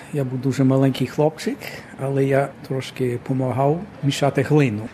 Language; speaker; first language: Ukrainian; early bilingual, heritage; Ukrainian